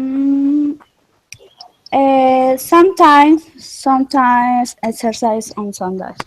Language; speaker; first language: English; non-native, learner; Spanish